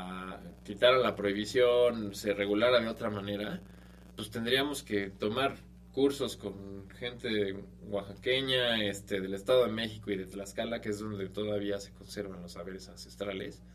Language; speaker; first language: Spanish; native; Spanish